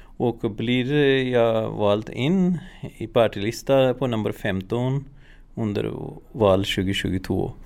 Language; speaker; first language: Swedish; non-native, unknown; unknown